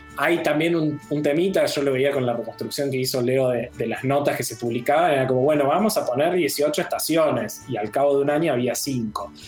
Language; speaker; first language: Spanish; native; Spanish